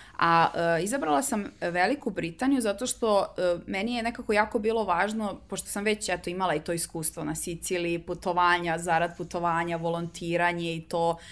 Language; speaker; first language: Serbian; native; Serbian